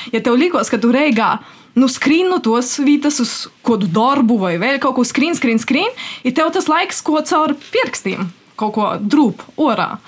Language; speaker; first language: Latvian; native; Latvian